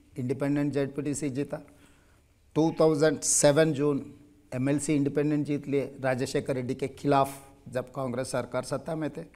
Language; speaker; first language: Hindi; non-native, local second language; Telugu